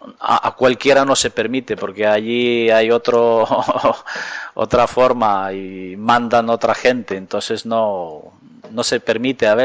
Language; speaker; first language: Spanish; non-native, fluent; Ukrainian